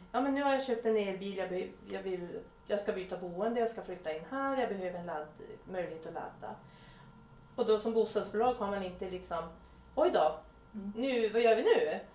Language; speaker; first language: Swedish; native; Swedish